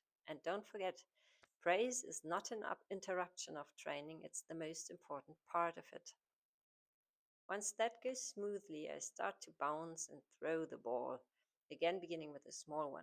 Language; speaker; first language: English; non-native, fluent; German